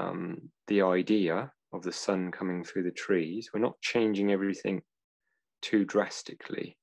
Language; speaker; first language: English; native; English